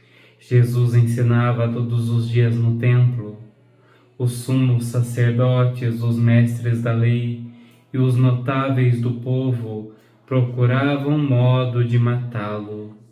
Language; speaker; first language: Portuguese; native; Portuguese